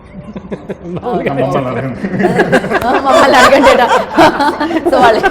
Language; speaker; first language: Telugu; native; Telugu